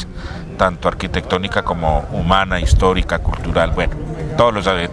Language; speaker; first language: Spanish; native; Spanish